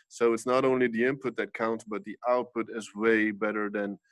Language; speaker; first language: English; non-native, fluent; Dutch